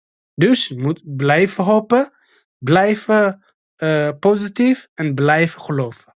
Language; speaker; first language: Dutch; non-native, fluent; Tigrinya